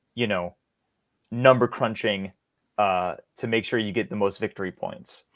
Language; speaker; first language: English; native; English